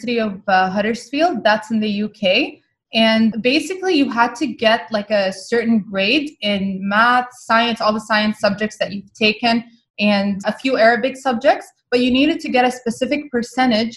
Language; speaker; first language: English; non-native, fluent; Arabic